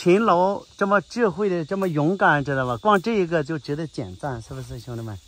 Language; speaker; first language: Chinese; native; Chinese